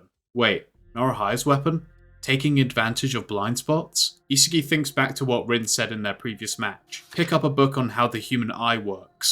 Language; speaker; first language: English; native; English